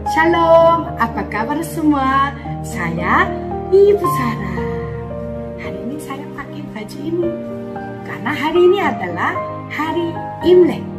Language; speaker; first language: Indonesian; non-native, fluent; Korean